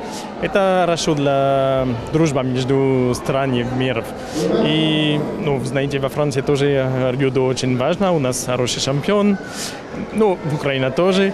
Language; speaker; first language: Ukrainian; non-native, learner; French